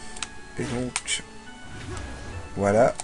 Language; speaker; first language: French; native; French